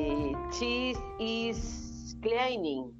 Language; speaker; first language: English; non-native, learner; Spanish